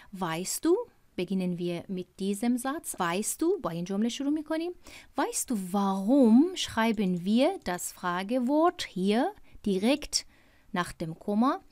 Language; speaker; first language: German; non-native, fluent; Persian